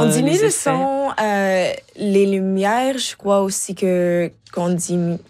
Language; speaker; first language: French; non-native, local second language; English